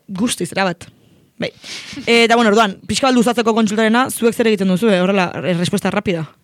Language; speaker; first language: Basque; non-native, local second language; Spanish